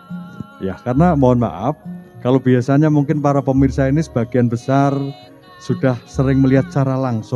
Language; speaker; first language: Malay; non-native, local second language; Javanese